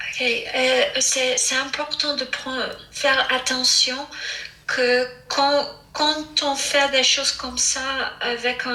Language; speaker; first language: French; non-native, fluent; English